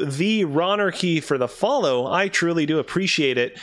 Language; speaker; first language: English; native; English